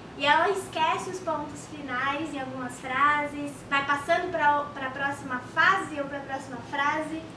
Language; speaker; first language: Portuguese; native; Portuguese